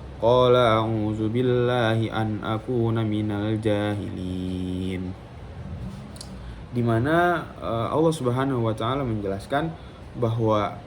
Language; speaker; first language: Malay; non-native, local second language; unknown